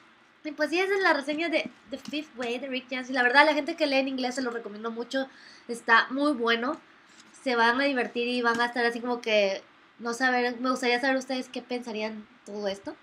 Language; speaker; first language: Spanish; native; Spanish